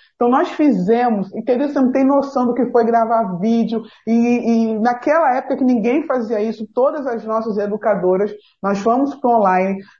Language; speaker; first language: Portuguese; native; Portuguese